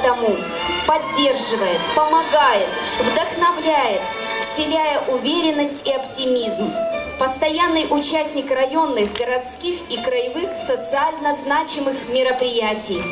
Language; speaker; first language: Russian; native; Russian